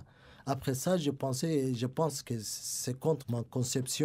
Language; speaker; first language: French; non-native, local second language; Somali